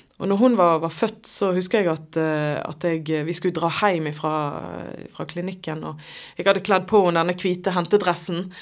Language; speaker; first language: Norwegian; native; Norwegian